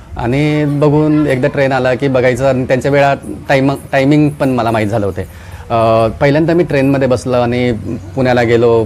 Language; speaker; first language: Marathi; non-native, local second language; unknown